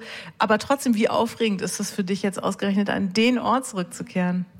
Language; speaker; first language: German; native; German